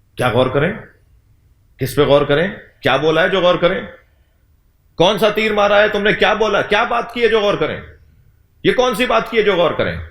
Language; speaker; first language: Urdu; native; Urdu